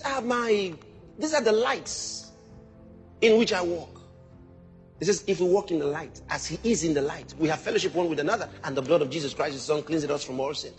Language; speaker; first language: English; non-native, local second language; Yoruba